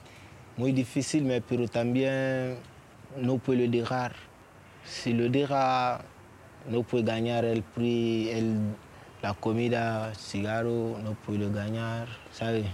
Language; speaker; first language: Spanish; non-native, learner; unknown